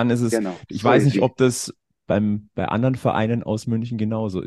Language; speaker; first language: German; native; German